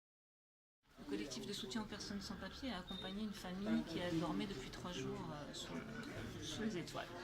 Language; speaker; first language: French; native; French